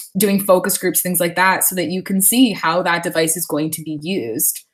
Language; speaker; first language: English; native; English